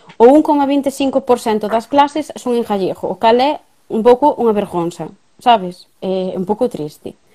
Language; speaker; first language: Galician; native; Galician